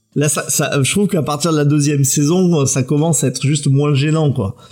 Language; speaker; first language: French; native; French